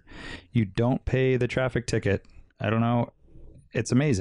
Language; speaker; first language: English; native; English